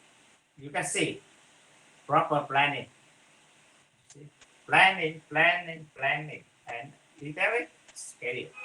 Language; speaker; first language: English; non-native, fluent; Vietnamese